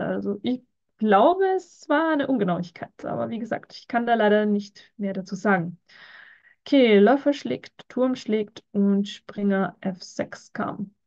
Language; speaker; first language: German; native; German